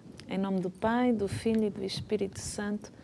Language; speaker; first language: Portuguese; native; Portuguese